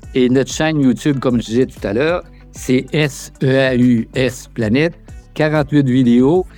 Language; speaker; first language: French; native; French